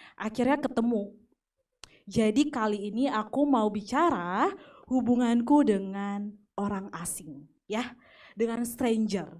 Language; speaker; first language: Indonesian; native; Indonesian